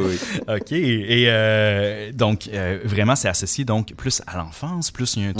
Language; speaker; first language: French; native; French